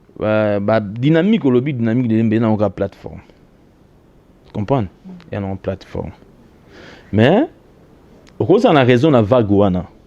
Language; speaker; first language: Lingala; native; Lingala